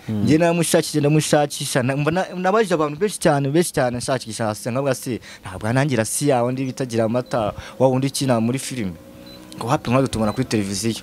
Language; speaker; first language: Kinyarwanda; native; Kinyarwanda